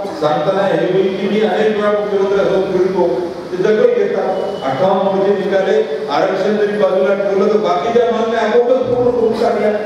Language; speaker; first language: Marathi; non-native, local second language; Lambadi